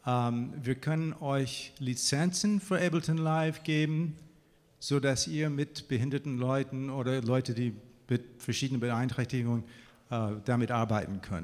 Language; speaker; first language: German; non-native, fluent; English